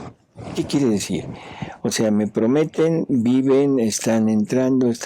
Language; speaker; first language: Spanish; native; Spanish